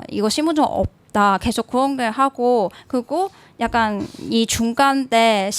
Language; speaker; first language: Korean; non-native, learner; Cantonese